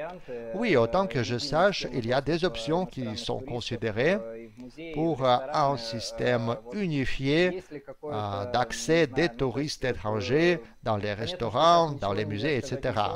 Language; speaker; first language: French; non-native, fluent; Russian